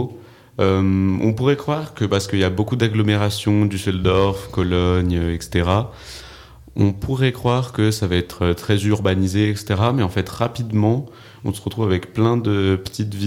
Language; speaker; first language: French; native; French